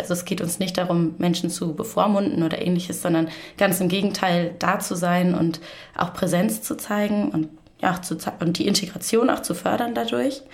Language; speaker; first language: German; native; German